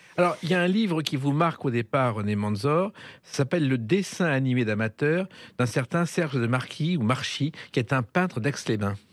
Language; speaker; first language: French; native; French